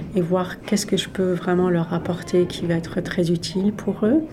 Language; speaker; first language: French; native; French